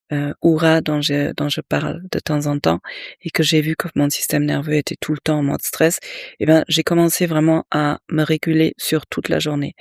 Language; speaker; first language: French; native; French